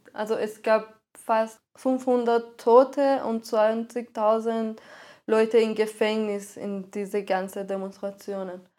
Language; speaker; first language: German; non-native, fluent; Persian